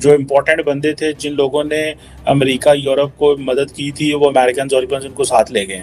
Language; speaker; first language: Hindi; non-native, local second language; Punjabi